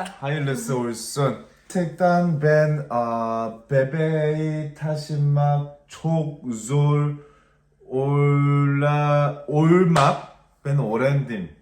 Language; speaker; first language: Turkish; non-native, learner; Korean